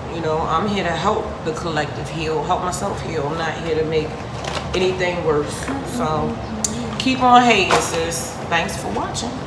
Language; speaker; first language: English; native; English